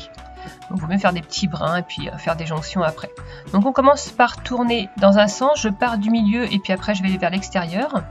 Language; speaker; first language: French; native; French